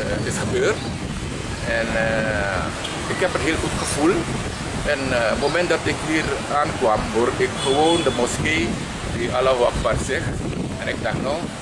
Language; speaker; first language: Dutch; early bilingual, heritage; Javanese